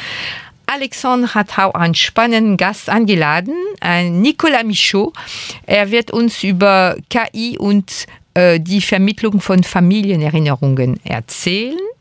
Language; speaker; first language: German; non-native, fluent; French